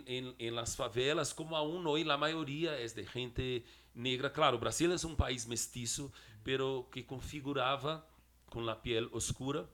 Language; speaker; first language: Spanish; non-native, fluent; Portuguese